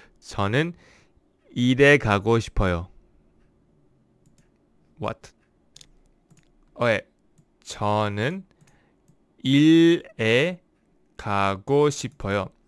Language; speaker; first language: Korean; non-native, learner; English